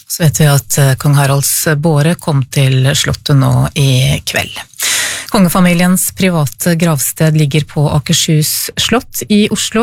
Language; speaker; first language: Norwegian; native; Norwegian